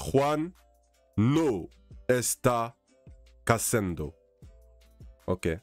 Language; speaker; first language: Spanish; non-native, learner; English